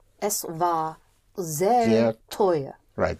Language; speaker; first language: German; non-native, learner; English